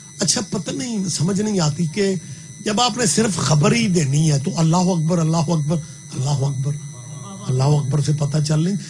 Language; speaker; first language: Urdu; non-native, local second language; Punjabi